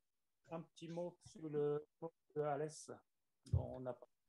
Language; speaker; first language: French; non-native, learner; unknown